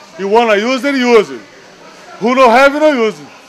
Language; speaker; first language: English; non-native, learner; Portuguese